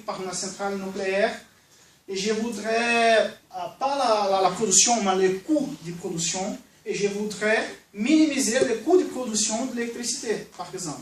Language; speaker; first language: French; non-native, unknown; Portuguese